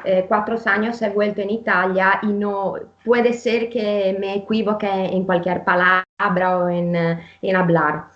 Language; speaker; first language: Spanish; non-native, fluent; Italian